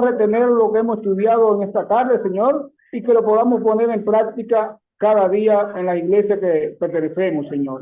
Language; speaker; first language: Spanish; native; Spanish